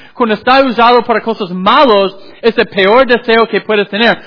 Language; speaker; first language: Spanish; non-native, fluent; English